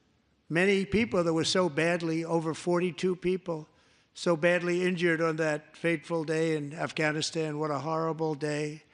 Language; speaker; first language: English; native; English